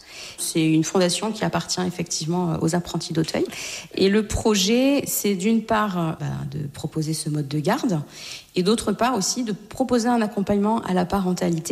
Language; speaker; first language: French; native; French